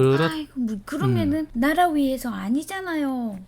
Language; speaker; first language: Korean; non-native, learner; Vietnamese